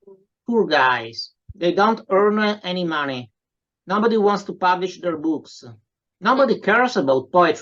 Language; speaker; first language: English; non-native, fluent; Italian